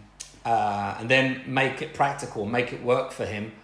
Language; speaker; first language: English; native; English